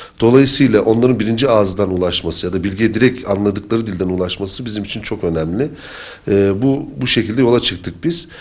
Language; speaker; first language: Turkish; native; Turkish